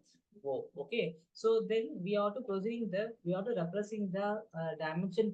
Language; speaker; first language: English; non-native, local second language; Tamil